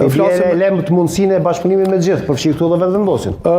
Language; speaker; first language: Albanian; native; Albanian